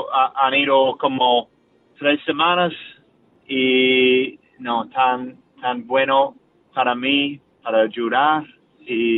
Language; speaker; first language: Spanish; non-native, learner; English